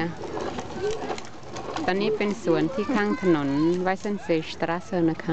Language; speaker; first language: German; non-native, learner; Thai